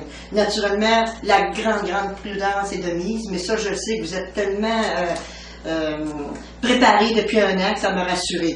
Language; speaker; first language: French; native; French